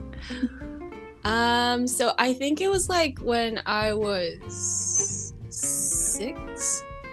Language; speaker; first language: English; early bilingual, other home language; Japanese